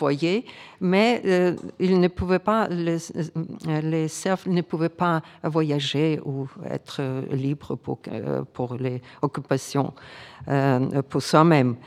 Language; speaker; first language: French; non-native, fluent; Ukrainian